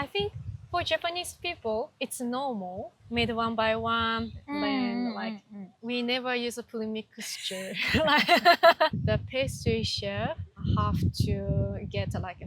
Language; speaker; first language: English; non-native, learner; Japanese